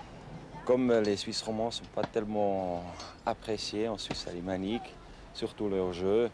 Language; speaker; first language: French; non-native, local second language; German